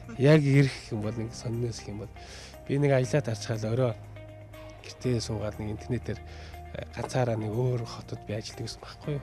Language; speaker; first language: Mongolian; early bilingual, heritage; Mongolian